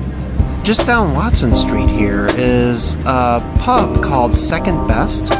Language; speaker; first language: English; native; English